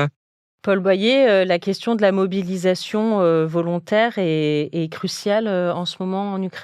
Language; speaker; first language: French; native; French